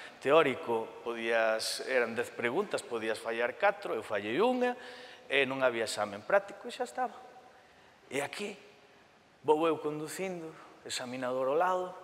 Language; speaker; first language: Galician; early bilingual, other home language; Spanish